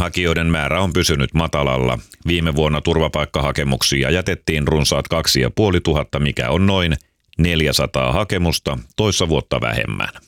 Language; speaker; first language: Finnish; native; Finnish